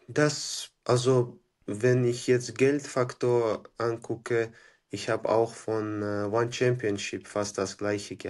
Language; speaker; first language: German; non-native, fluent; Chechen